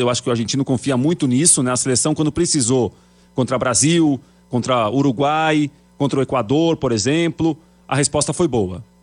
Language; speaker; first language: Portuguese; native; Portuguese